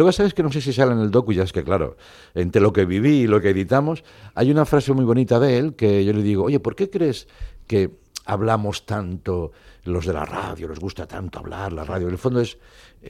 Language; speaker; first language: Spanish; non-native, local second language; Catalan